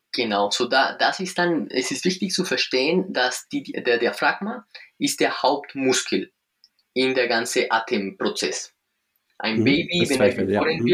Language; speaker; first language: German; non-native, fluent; Spanish